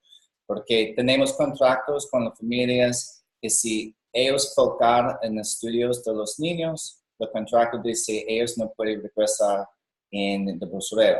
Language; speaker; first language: Spanish; non-native, learner; English